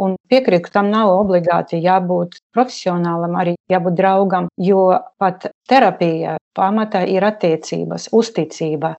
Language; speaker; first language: Latvian; non-native, local second language; Russian